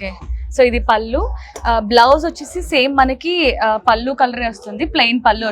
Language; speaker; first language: Telugu; native; Telugu